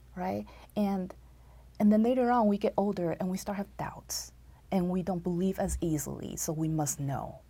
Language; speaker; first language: English; non-native, fluent; Chinese